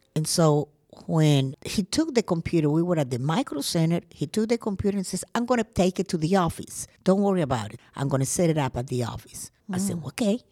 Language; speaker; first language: English; non-native, fluent; Spanish